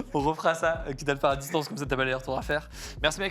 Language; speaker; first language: French; native; French